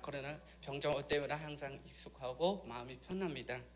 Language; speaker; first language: Korean; non-native, learner; Khmer